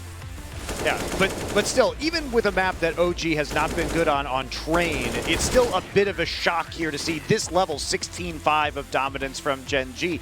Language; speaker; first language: English; native; English